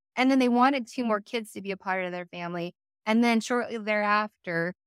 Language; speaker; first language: English; native; English